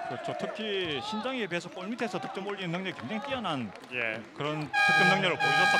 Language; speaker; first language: Korean; native; Korean